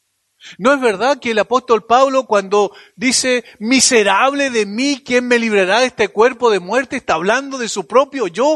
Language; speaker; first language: Spanish; native; Spanish